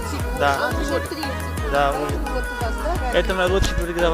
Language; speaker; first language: Russian; non-native, learner; Arabic